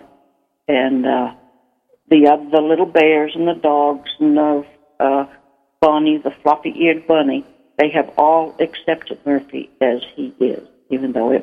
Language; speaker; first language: English; native; English